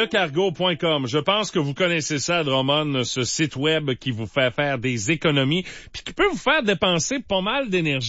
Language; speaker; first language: French; native; French